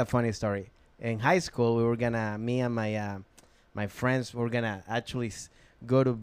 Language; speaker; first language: English; non-native, fluent; Spanish